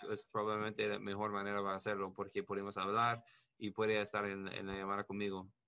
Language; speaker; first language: Spanish; non-native, learner; English